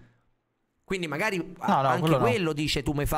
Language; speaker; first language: Italian; native; Italian